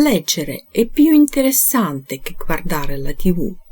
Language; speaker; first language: Italian; non-native, fluent; Ukrainian